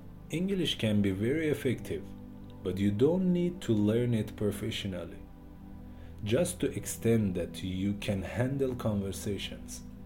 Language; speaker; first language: English; non-native, fluent; Persian